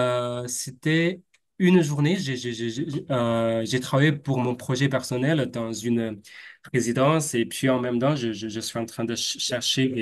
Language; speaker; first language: French; non-native, fluent; Chinese